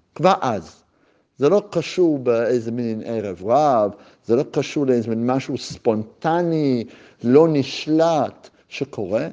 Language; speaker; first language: Hebrew; native; Hebrew